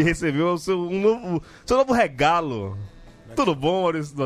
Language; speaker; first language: Portuguese; native; Portuguese